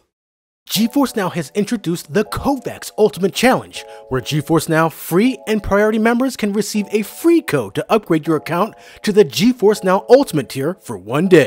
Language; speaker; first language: English; native; English